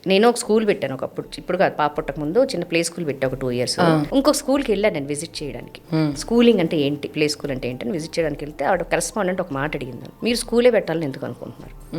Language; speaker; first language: Telugu; native; Telugu